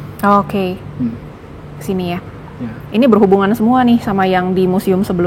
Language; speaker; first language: Indonesian; native; Indonesian